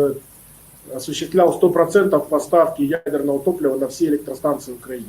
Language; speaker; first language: Russian; native; Russian